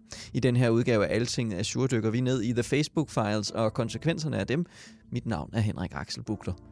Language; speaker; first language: Danish; native; Danish